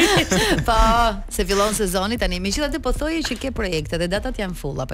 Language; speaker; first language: Albanian; native; Albanian